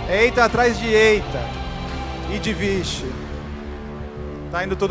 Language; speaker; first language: Portuguese; native; Portuguese